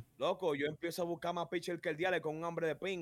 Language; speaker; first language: Spanish; native; Spanish